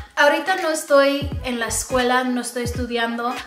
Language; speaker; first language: Spanish; early bilingual, other home language; English